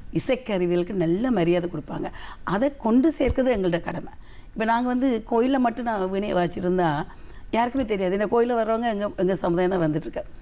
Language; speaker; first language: Tamil; native; Tamil